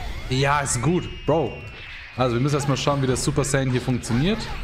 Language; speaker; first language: German; native; German